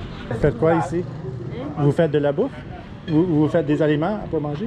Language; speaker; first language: French; non-native, local second language; English